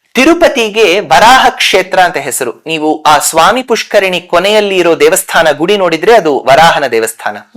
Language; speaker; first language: Kannada; non-native, local second language; Tamil